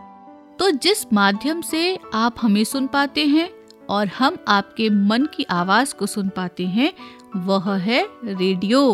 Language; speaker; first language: Hindi; native; Hindi